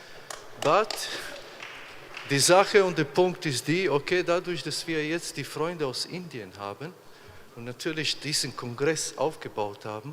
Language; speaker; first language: German; non-native, fluent; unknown